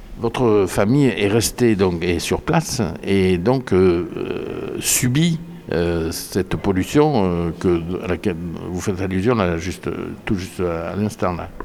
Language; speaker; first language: French; native; French